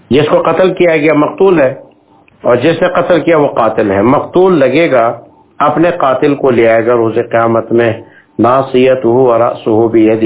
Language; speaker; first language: Urdu; non-native, local second language; Pashto